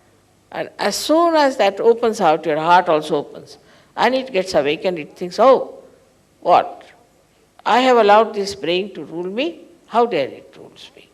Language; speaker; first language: English; non-native, local second language; Hindi